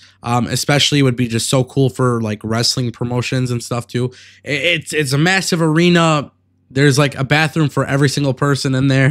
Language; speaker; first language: English; native; English